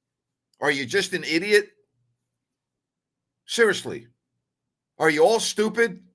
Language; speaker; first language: English; native; English